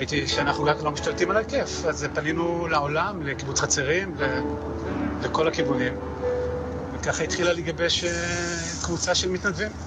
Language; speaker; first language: Hebrew; native; Hebrew